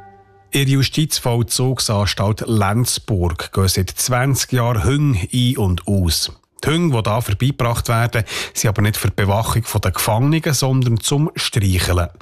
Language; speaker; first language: German; native; German